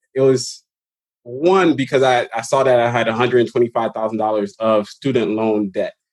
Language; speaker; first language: English; early bilingual, other home language; Haitian Creole